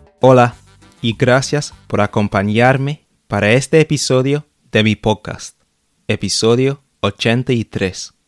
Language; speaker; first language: Spanish; non-native, fluent; English